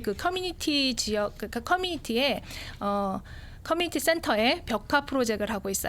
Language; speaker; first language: Korean; native; Korean